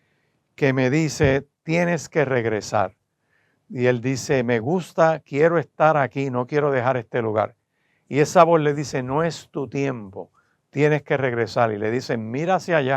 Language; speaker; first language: Spanish; native; Spanish